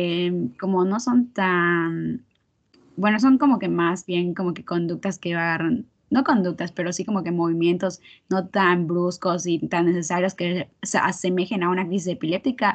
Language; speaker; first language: Spanish; native; Spanish